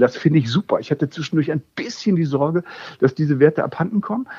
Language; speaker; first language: German; native; German